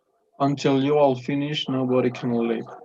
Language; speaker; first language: English; non-native, learner; Spanish